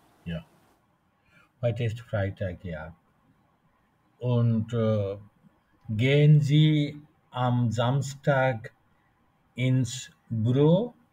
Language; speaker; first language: German; non-native, fluent; Bangla